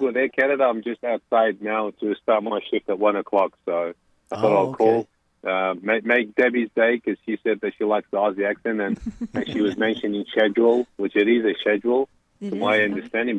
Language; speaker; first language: English; non-native, local second language; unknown